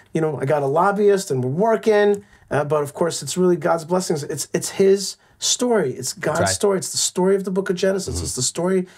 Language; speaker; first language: English; native; English